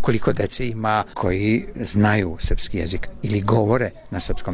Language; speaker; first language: Serbian; native; Serbian